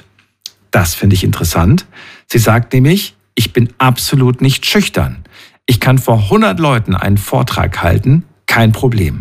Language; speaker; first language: German; native; German